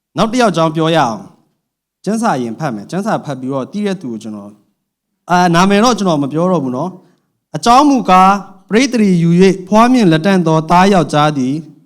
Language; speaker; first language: Burmese; non-native, local second language; Hakha Chin